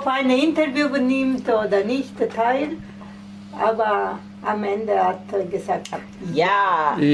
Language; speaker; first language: German; non-native, fluent; Italian